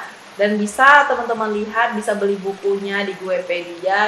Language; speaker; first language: Indonesian; native; Indonesian